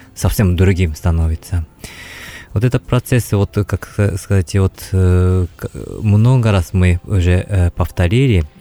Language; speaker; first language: Russian; non-native, fluent; Japanese